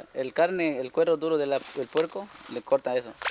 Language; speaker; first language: Spanish; non-native, local second language; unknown